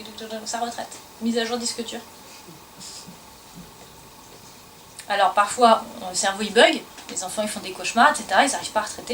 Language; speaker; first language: French; native; French